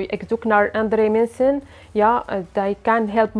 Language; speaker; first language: Dutch; non-native, learner; Arabic